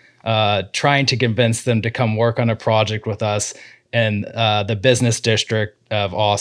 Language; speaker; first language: English; native; English